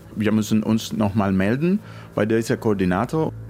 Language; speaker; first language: German; non-native, learner; Spanish